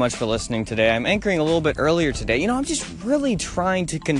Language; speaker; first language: English; native; English